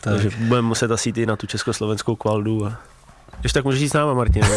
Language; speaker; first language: Czech; native; Czech